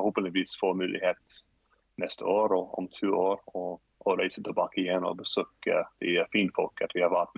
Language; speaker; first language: Norwegian; non-native, fluent; English